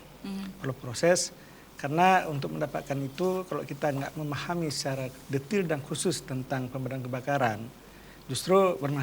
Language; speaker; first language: Malay; native; Malay